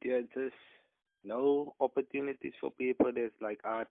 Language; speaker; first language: English; non-native, local second language; Afrikaans